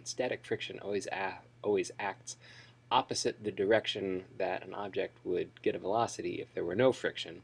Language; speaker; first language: English; native; English